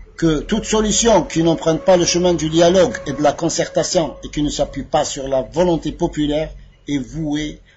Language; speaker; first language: French; non-native, local second language; Arabic